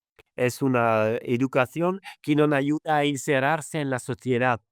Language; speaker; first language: Spanish; non-native, fluent; Arabic